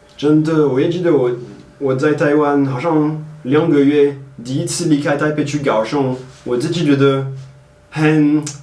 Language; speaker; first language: Chinese; non-native, fluent; French